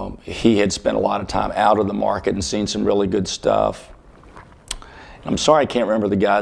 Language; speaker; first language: English; native; English